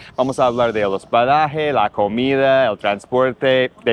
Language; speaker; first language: Spanish; non-native, fluent; English